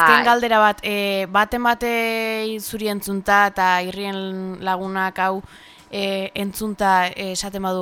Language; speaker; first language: Basque; native; Basque